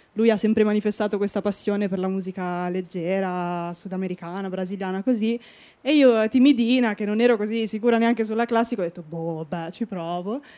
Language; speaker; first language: Italian; native; Italian